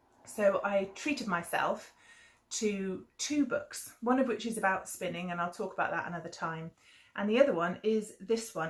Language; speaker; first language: English; native; English